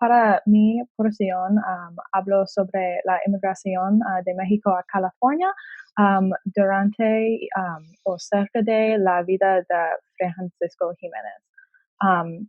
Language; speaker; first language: Spanish; non-native, learner; English